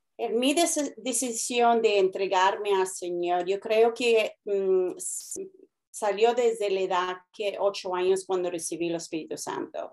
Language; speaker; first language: Spanish; early bilingual, heritage; Spanish